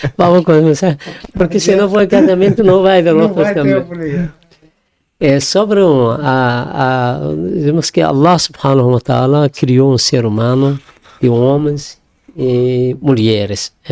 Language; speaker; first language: Portuguese; non-native, learner; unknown